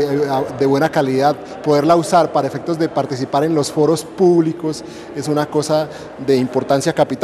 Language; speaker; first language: Spanish; native; Spanish